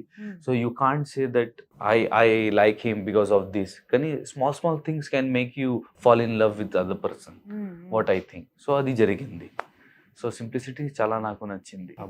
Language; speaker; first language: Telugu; non-native, learner; Hindi